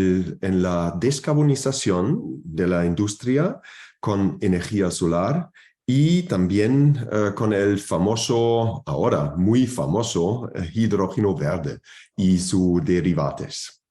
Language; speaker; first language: Spanish; non-native, fluent; German